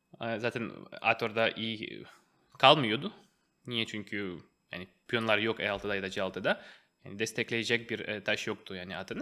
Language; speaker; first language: Turkish; non-native, fluent; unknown